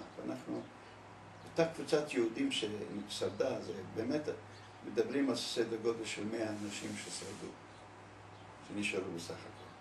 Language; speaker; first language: Hebrew; early bilingual, other home language; Polish